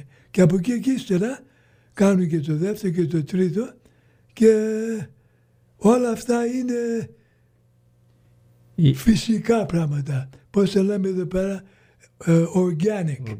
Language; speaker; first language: Greek; early bilingual, other home language; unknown